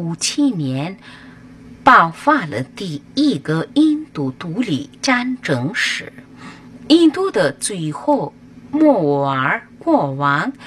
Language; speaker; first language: Chinese; non-native, learner; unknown